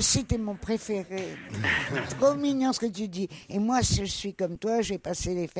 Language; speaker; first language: French; native; French